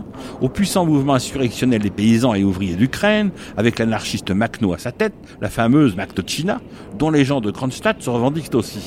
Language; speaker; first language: French; native; French